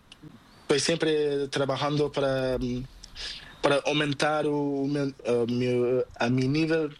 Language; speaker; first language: Spanish; non-native, learner; Portuguese